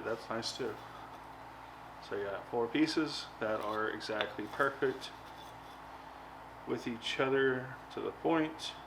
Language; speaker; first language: English; native; English